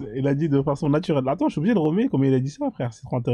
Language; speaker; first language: French; native; French